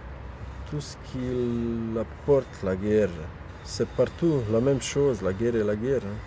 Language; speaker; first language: French; non-native, fluent; Bosnian